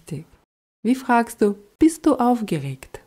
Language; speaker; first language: German; non-native, fluent; Russian